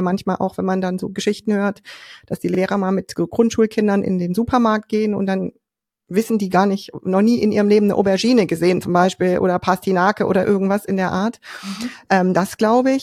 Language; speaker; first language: German; native; German